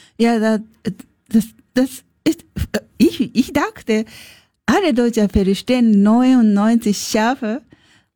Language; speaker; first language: German; non-native, learner; Japanese